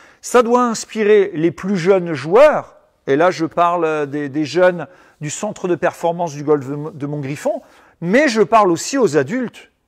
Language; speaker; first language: French; native; French